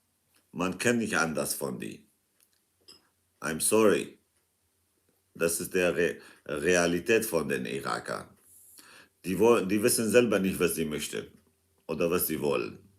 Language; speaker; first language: German; non-native, fluent; Kurdish